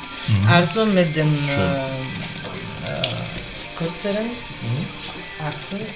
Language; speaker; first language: German; non-native, fluent; Bulgarian